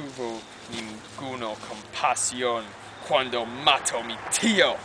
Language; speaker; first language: Spanish; non-native, learner; English